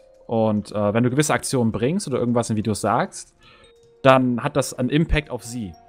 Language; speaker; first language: German; native; German